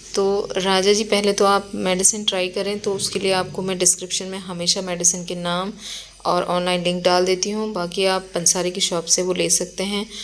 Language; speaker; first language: Hindi; native; Hindi